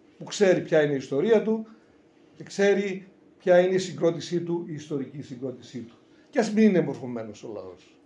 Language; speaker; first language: Greek; native; Greek